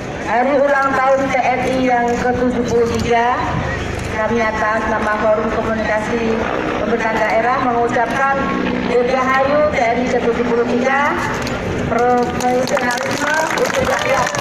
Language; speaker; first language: Indonesian; native; Indonesian